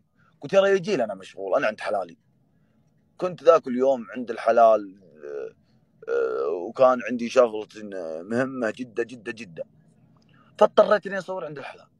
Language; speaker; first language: Arabic; native; Arabic